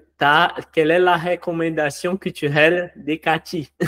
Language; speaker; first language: French; non-native, learner; Portuguese